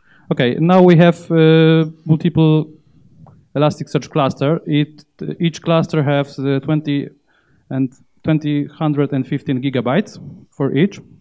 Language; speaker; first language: English; non-native, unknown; Polish